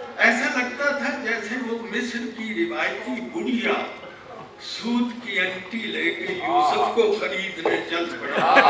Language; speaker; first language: Urdu; non-native, local second language; Punjabi